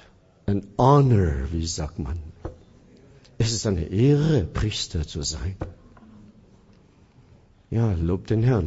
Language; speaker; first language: German; non-native, fluent; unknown